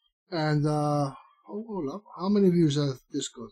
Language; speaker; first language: English; non-native, fluent; Spanish